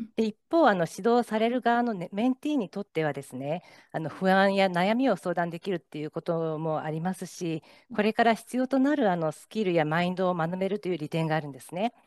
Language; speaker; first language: Japanese; native; Japanese